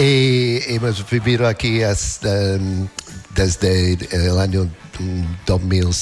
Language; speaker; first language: Spanish; non-native, learner; English